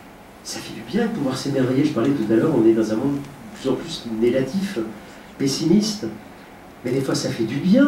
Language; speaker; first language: French; native; French